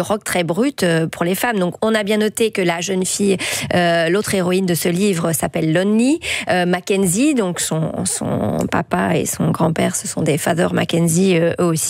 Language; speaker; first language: French; native; French